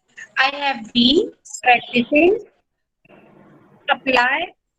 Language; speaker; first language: English; non-native, learner; Hindi